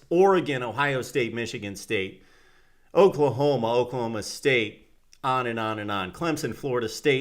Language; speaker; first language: English; native; English